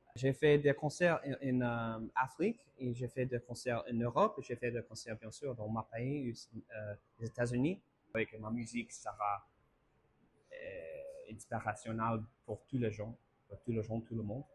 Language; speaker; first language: French; non-native, learner; English